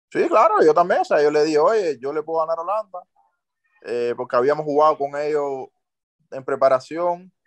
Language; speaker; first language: Spanish; native; Spanish